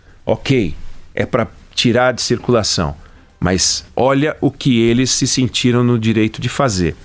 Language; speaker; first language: Portuguese; native; Portuguese